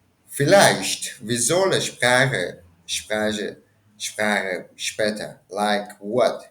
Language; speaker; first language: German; non-native, learner; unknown